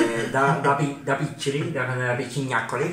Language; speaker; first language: Italian; early bilingual, other home language; Ukrainian